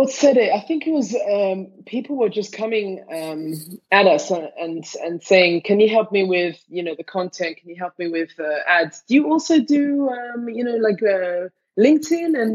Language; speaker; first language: English; native; English